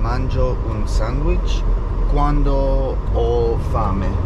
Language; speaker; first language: Italian; non-native, learner; English